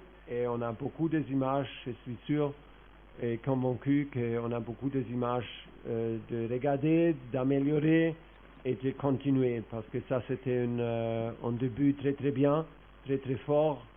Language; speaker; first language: French; non-native, fluent; German